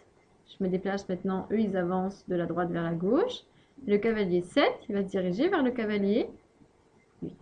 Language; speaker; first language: French; native; French